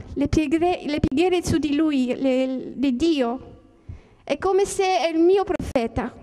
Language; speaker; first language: Italian; non-native, learner; Arabic